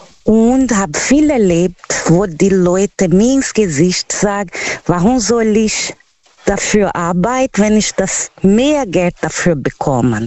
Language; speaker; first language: German; non-native, fluent; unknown